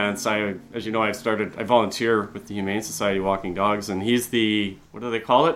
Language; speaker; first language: English; native; English